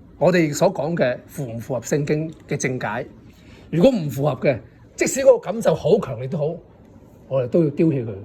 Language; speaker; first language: Cantonese; native; Cantonese